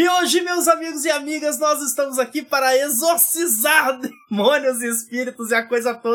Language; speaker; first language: Portuguese; native; Portuguese